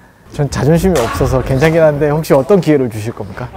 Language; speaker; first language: Korean; native; Korean